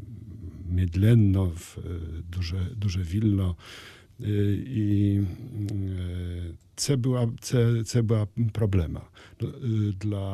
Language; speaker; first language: Ukrainian; non-native, learner; Polish